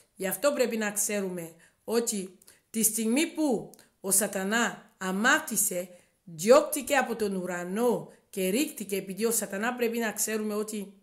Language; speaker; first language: Greek; non-native, learner; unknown